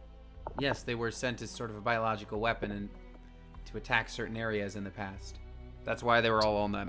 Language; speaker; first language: English; native; English